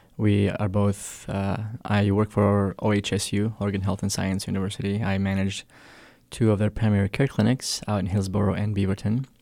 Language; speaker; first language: English; early bilingual, other home language; Arabic